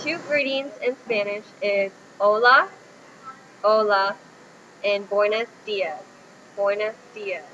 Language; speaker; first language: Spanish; non-native, learner; English